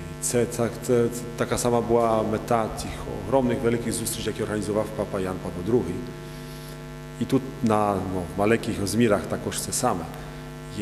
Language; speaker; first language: Ukrainian; non-native, fluent; Polish